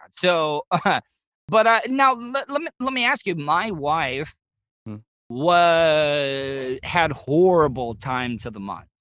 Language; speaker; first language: English; native; English